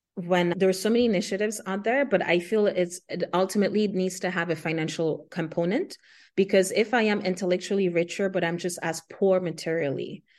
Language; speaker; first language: English; non-native, fluent; Haitian Creole